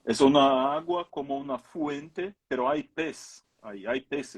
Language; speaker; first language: Spanish; non-native, fluent; Portuguese